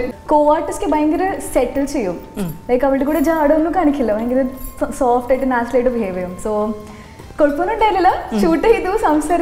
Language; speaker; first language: Malayalam; non-native, local second language; Hindi